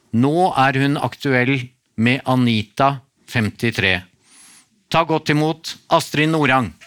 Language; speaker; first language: Norwegian; native; Norwegian